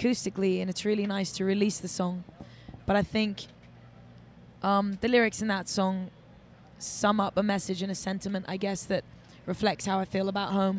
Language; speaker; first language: English; native; English